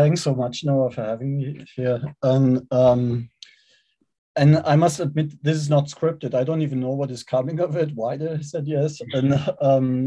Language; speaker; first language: English; non-native, fluent; German